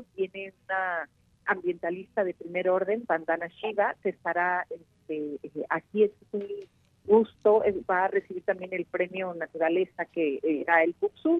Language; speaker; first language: Spanish; native; Spanish